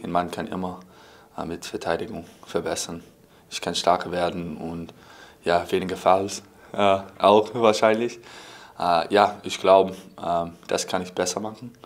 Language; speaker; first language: German; non-native, fluent; English